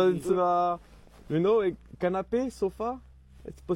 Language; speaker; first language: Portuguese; non-native, learner; French